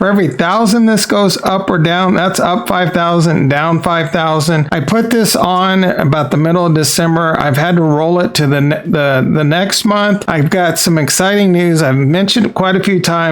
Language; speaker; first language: English; native; English